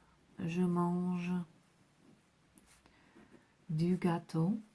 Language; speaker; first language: French; non-native, fluent; English